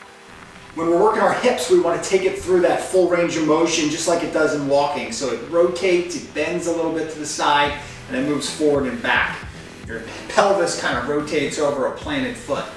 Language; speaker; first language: English; native; English